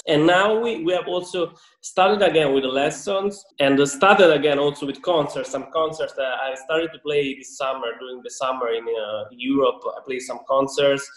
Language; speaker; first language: English; non-native, fluent; Italian